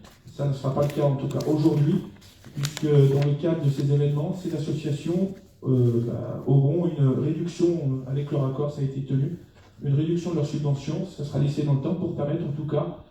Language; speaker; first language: French; native; French